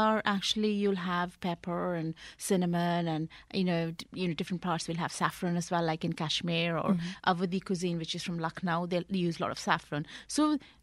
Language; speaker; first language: English; non-native, local second language; Punjabi